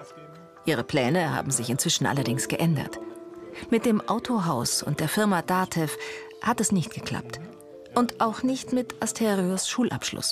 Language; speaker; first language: German; native; German